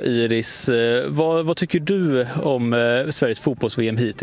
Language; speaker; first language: Swedish; native; Swedish